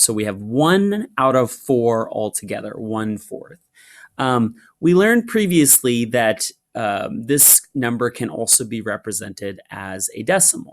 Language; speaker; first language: English; native; English